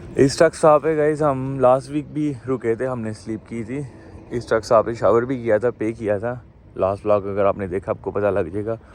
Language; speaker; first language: Urdu; non-native, local second language; Punjabi